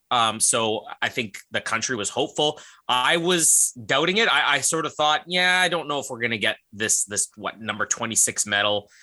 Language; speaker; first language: English; native; English